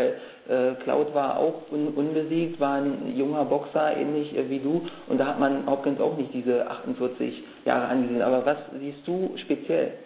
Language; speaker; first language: German; native; German